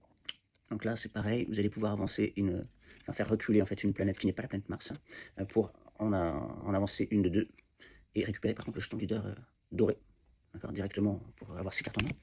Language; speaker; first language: French; native; French